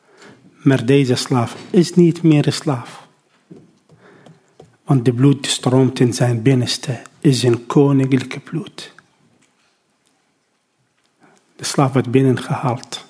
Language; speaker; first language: Dutch; non-native, learner; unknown